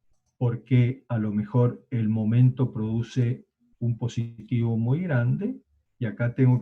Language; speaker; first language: Spanish; native; Spanish